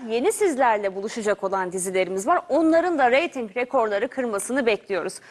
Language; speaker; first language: Turkish; native; Turkish